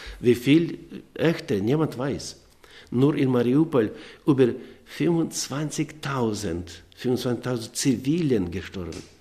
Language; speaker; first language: German; non-native, learner; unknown